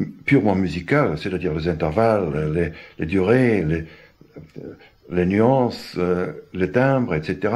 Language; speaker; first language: French; non-native, fluent; German